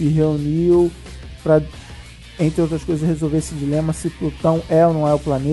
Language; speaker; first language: Portuguese; native; Portuguese